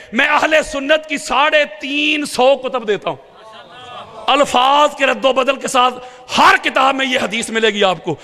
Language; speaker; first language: Urdu; non-native, local second language; Punjabi